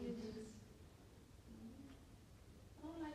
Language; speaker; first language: English; non-native, fluent; Danish